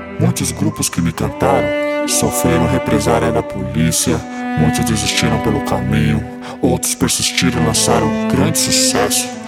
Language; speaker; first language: Portuguese; native; Portuguese